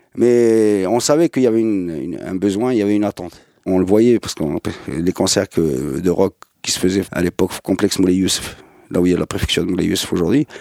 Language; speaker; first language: French; non-native, local second language; Arabic